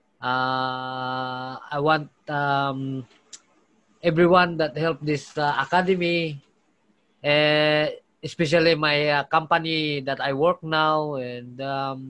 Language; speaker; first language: English; non-native, local second language; Filipino